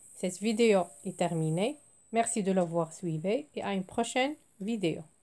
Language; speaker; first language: French; non-native, local second language; Arabic